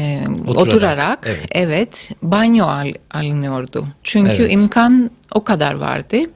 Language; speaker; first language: Turkish; non-native, fluent; Greek